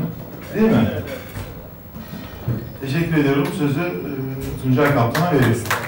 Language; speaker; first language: Turkish; native; Turkish